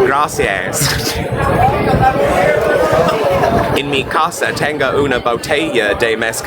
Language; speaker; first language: Spanish; non-native, learner; English